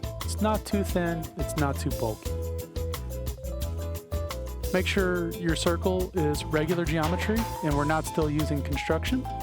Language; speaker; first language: English; native; English